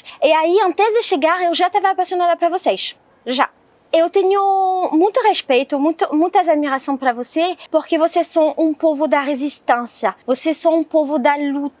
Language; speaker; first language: Portuguese; non-native, learner; French